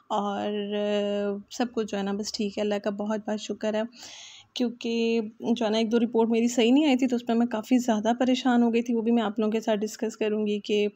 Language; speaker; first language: Urdu; native; Urdu